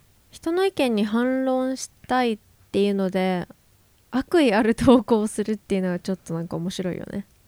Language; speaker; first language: Japanese; native; Japanese